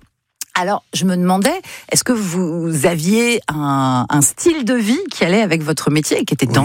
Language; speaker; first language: French; native; French